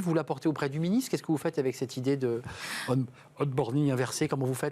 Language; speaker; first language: French; native; French